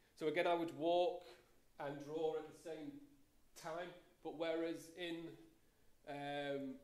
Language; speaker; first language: English; native; English